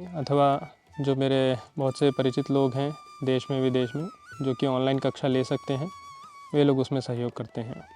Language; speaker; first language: Hindi; native; Hindi